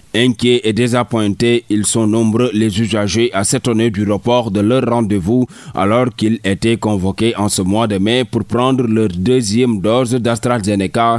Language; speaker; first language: French; non-native, local second language; Wolof